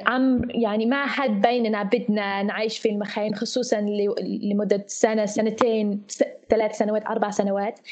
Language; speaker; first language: Arabic; non-native, fluent; English